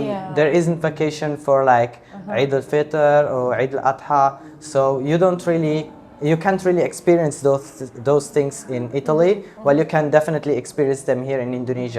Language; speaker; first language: English; non-native, fluent; Italian